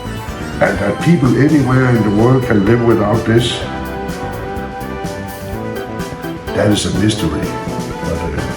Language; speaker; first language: English; non-native, fluent; Danish